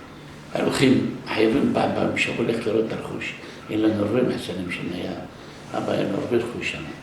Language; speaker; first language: Hebrew; non-native, local second language; Arabic